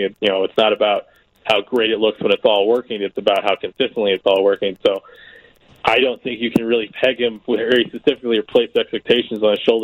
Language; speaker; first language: English; native; English